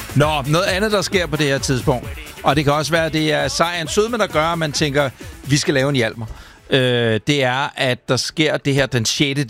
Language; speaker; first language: Danish; native; Danish